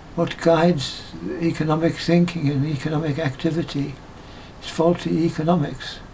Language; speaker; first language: English; native; English